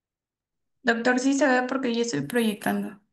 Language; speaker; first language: Spanish; native; Spanish